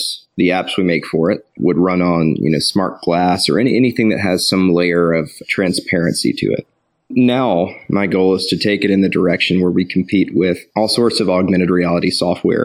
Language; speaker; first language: English; native; English